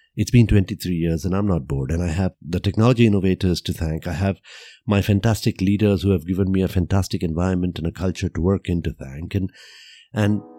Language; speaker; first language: English; non-native, local second language; Gujarati